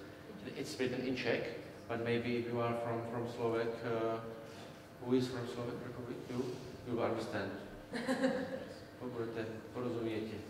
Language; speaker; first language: English; non-native, learner; Czech